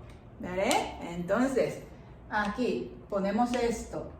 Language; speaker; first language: Spanish; non-native, fluent; Japanese